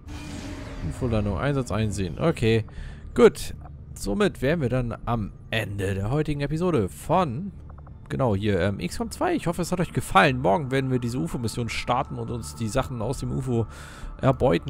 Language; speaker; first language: German; native; German